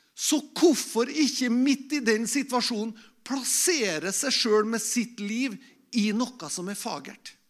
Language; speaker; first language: Norwegian; native; Norwegian